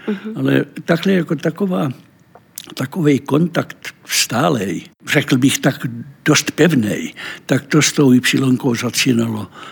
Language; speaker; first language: Czech; non-native, fluent; Finnish